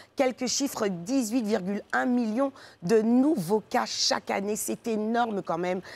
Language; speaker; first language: French; native; French